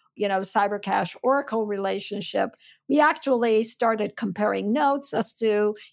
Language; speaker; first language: English; non-native, fluent; Armenian